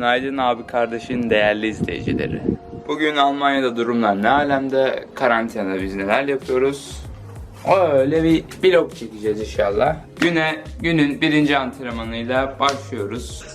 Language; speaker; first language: Turkish; early bilingual, heritage; Turkish